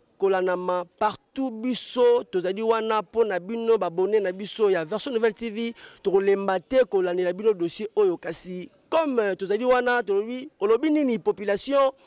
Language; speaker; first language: Lingala; native; Lingala